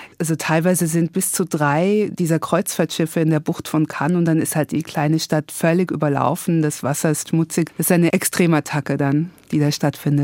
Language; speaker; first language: German; native; German